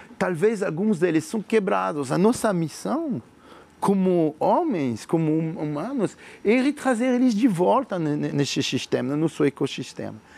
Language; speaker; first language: Portuguese; non-native, fluent; French